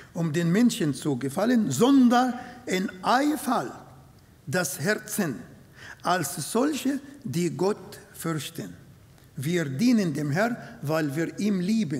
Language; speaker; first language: German; non-native, fluent; Arabic